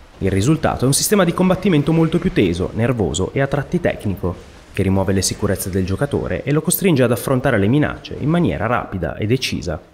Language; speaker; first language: Italian; native; Italian